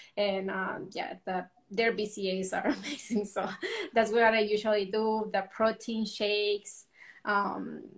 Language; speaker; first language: English; non-native, fluent; Spanish